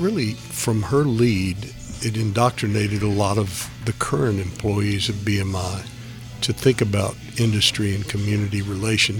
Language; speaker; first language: English; native; English